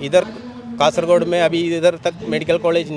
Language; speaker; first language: Hindi; non-native, local second language; Malayalam